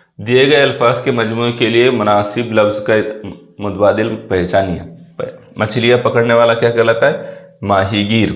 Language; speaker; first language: Urdu; native; Urdu